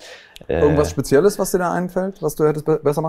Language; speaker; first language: German; native; German